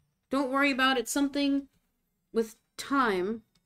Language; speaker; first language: English; native; English